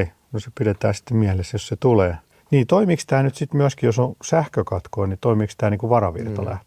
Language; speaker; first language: Finnish; native; Finnish